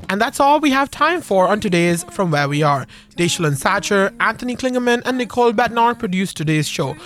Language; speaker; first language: English; non-native, local second language; Hindi